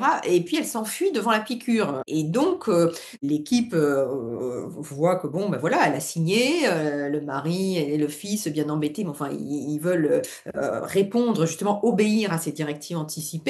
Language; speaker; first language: French; native; French